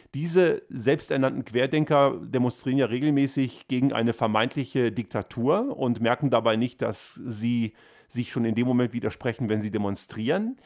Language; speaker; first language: German; early bilingual, other home language; Croatian